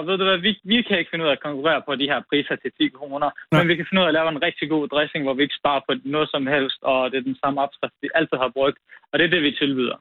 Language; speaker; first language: Danish; early bilingual, other home language; Arabic